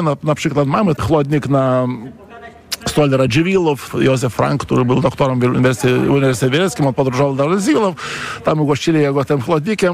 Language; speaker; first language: Polish; non-native, fluent; Lithuanian